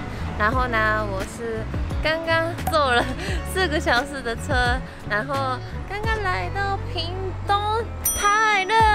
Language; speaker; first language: Chinese; non-native, fluent; Japanese